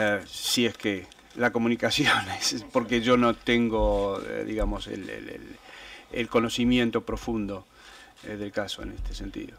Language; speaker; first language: Spanish; native; Spanish